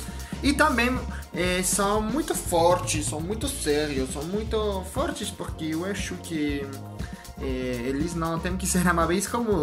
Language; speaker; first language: Portuguese; non-native, learner; French